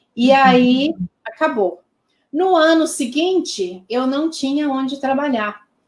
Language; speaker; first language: Portuguese; non-native, local second language; Low German